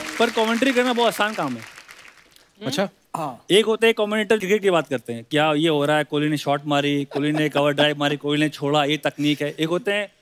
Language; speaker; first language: Hindi; native; Hindi